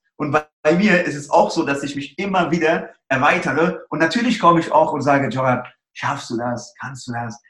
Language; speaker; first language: German; early bilingual, other home language; Persian